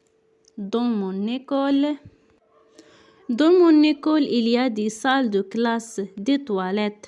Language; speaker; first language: French; non-native, local second language; Arabic